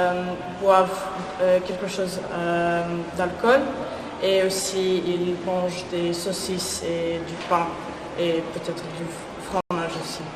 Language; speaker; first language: French; non-native, learner; Croatian